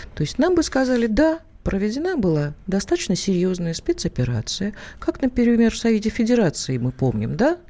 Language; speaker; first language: Russian; native; Russian